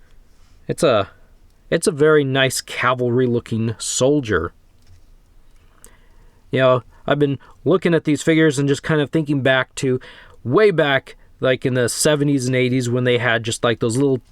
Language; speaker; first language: English; native; English